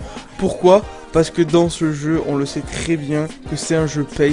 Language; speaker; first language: French; native; French